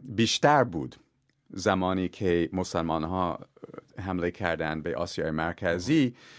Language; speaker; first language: Persian; non-native, fluent; English